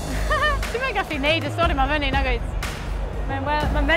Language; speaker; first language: Welsh; native; Welsh